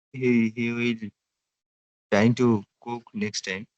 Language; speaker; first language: English; non-native, learner; Bangla